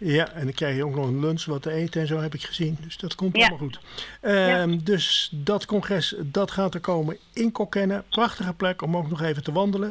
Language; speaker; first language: Dutch; native; Dutch